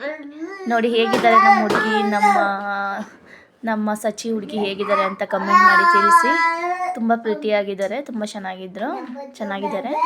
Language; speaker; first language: Kannada; native; Kannada